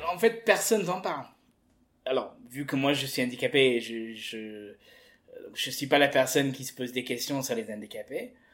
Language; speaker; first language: French; early bilingual, heritage; French